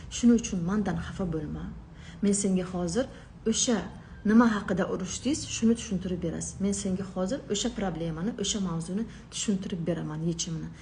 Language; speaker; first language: Uzbek; non-native, local second language; Russian